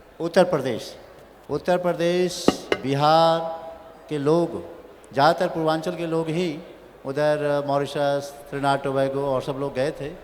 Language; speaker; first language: Hindi; native; Hindi